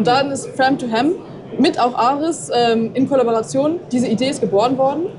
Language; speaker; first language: German; native; German